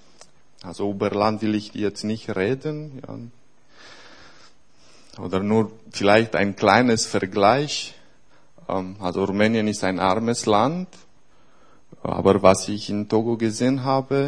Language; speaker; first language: German; non-native, fluent; Romanian